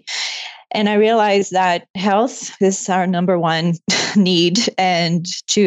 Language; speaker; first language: English; non-native, fluent; Portuguese